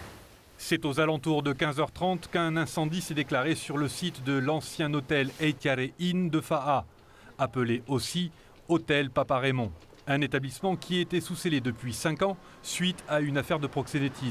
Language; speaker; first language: French; native; French